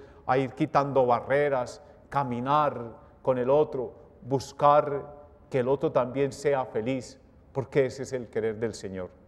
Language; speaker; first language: Spanish; native; Spanish